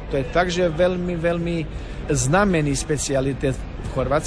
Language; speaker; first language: Czech; non-native, learner; Croatian